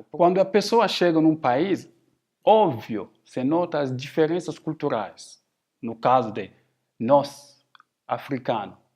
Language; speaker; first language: Portuguese; non-native, fluent; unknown